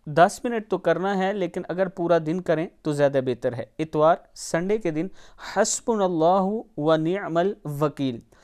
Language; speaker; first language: Urdu; non-native, local second language; Punjabi